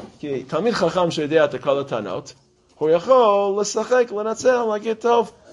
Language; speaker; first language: Hebrew; non-native, fluent; English